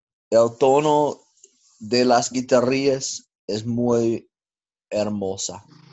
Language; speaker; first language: Spanish; non-native, learner; English